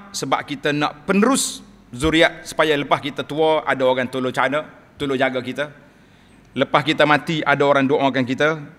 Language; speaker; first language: Malay; native; Malay